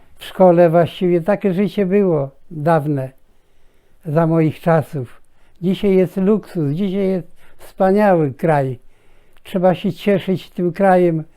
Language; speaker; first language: Polish; native; Polish